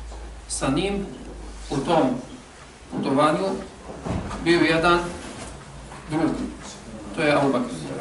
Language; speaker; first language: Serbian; non-native, fluent; Arabic